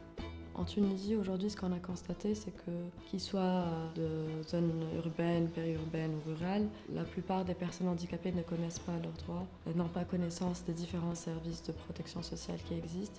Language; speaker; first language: French; non-native, local second language; Arabic